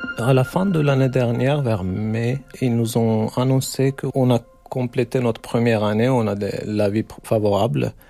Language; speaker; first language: French; non-native, fluent; Turkish